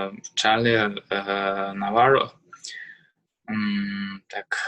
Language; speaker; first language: Russian; non-native, learner; Uzbek